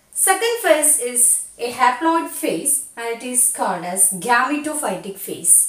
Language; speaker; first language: English; non-native, local second language; Malayalam